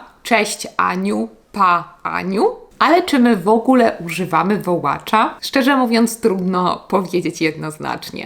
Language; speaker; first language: Polish; native; Polish